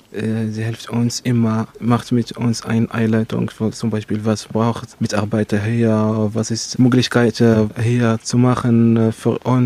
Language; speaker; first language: German; non-native, learner; Arabic